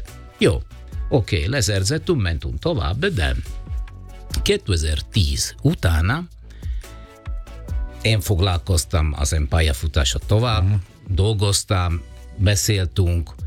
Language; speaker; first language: Hungarian; non-native, learner; Italian